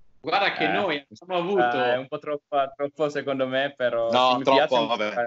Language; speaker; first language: Italian; non-native, learner; Finnish